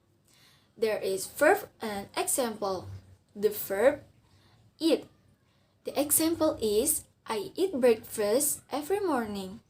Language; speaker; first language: English; non-native, learner; Indonesian